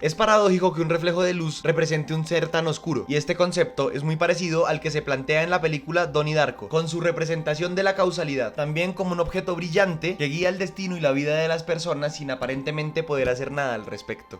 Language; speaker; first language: Spanish; native; Spanish